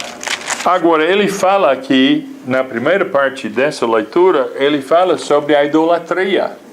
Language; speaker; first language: Portuguese; non-native, fluent; English